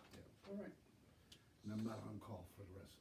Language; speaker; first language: English; native; English